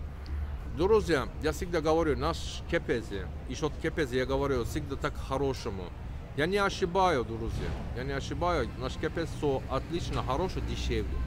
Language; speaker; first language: Russian; non-native, learner; Turkish